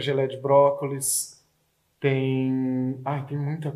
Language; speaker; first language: Portuguese; native; Portuguese